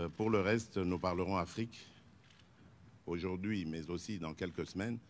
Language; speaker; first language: French; non-native, local second language; Luba-Lulua